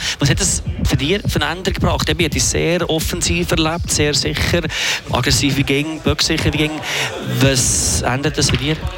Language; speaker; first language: German; native; German